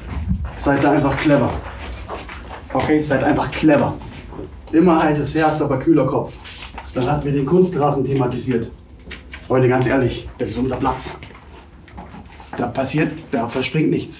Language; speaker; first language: German; native; German